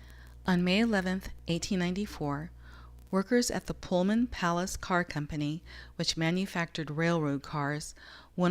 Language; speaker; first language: English; native; English